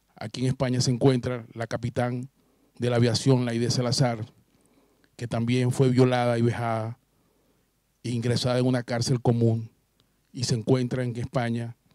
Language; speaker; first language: Spanish; native; Spanish